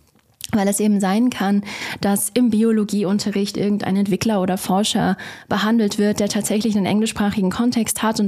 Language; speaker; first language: German; native; German